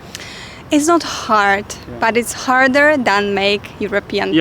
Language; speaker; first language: English; non-native, fluent; Polish